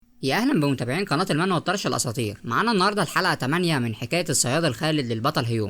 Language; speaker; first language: Arabic; native; Arabic